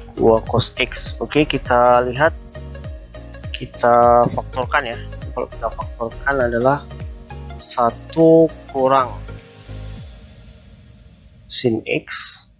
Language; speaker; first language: Indonesian; native; Indonesian